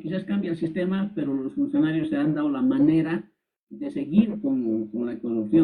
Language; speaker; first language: Spanish; native; Spanish